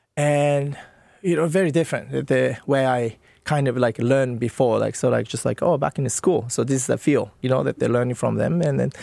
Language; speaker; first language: English; non-native, fluent; Japanese